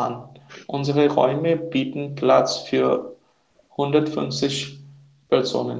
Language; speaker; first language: German; non-native, learner; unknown